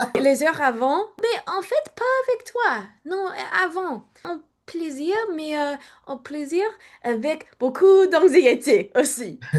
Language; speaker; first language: French; non-native, learner; English